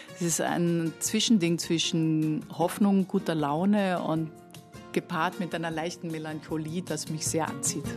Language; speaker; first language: German; native; German